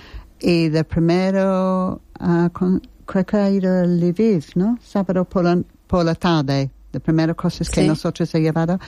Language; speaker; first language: Spanish; non-native, learner; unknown